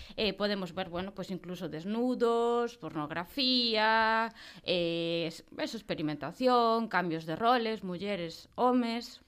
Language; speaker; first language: Galician; non-native, fluent; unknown